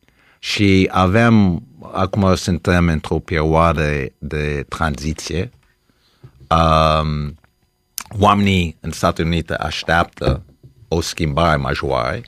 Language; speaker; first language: Romanian; early bilingual, heritage; Romanian